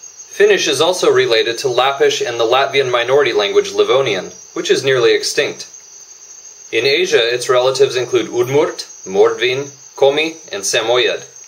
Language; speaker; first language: English; native; English